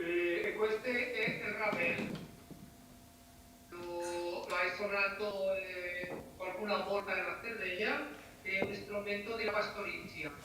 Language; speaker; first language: Italian; non-native, learner; Spanish